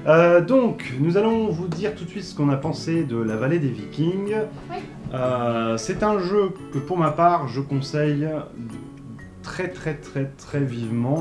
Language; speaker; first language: French; native; French